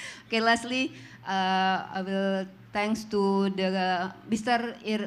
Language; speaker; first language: English; non-native, learner; Indonesian